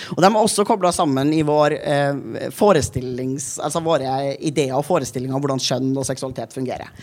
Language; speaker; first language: Norwegian; native; Norwegian